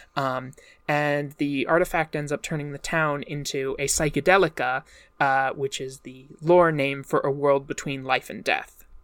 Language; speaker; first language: English; native; English